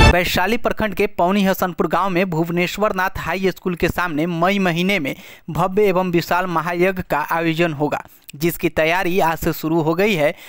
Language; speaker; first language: Hindi; native; Hindi